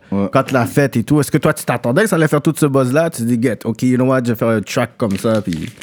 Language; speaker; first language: French; native; French